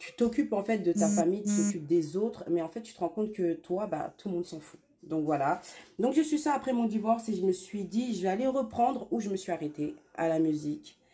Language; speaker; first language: French; native; French